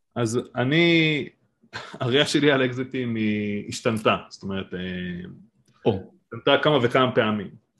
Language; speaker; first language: Hebrew; native; Hebrew